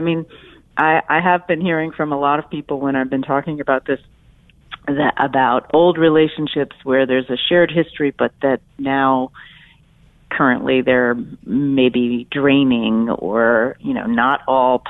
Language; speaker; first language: English; native; English